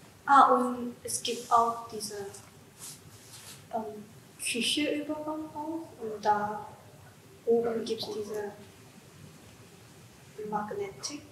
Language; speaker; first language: German; non-native, learner; Japanese